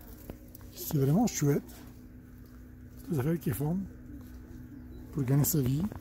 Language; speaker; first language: French; non-native, learner; Bulgarian